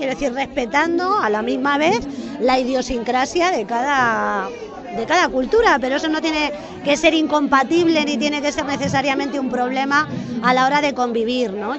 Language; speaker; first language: Spanish; native; Spanish